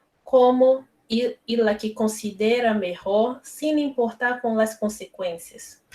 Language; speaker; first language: Spanish; non-native, learner; Portuguese